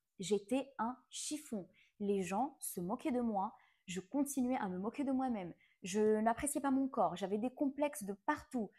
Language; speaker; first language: French; non-native, local second language; Arabic